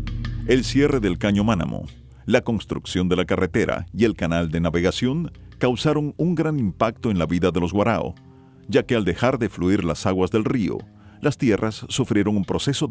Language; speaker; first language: Spanish; native; Spanish